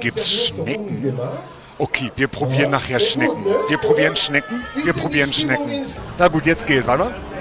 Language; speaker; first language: German; native; German